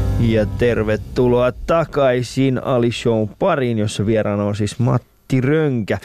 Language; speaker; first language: Finnish; early bilingual, other home language; Persian